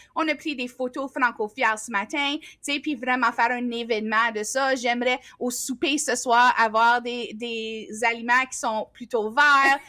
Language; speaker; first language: French; native; French